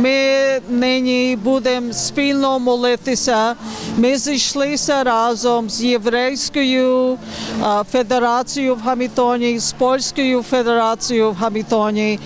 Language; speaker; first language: Ukrainian; early bilingual, heritage; Ukrainian